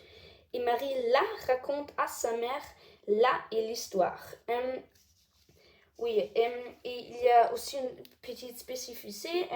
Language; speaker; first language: French; non-native, learner; German